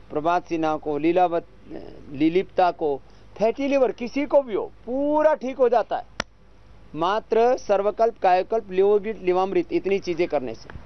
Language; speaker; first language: Hindi; native; Hindi